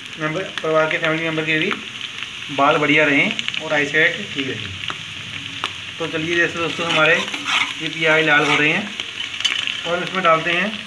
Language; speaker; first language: Hindi; native; Hindi